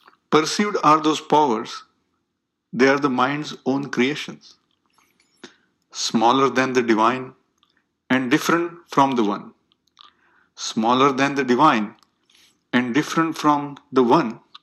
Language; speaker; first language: English; non-native, local second language; Marathi